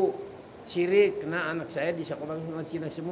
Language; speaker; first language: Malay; non-native, local second language; Sundanese